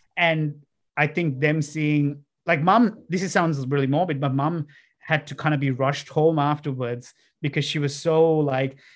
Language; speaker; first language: English; non-native, local second language; Sinhala